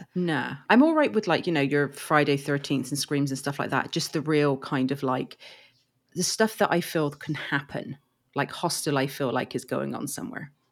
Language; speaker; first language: English; native; English